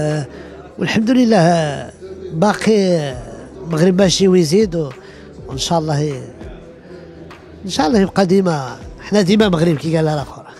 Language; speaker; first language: Arabic; early bilingual, heritage; Arabic